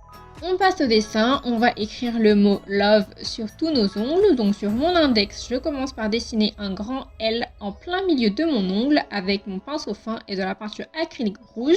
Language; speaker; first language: French; native; French